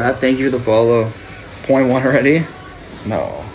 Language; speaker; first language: English; native; English